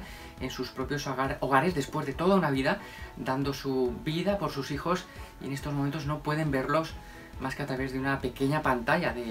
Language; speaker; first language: Spanish; native; Spanish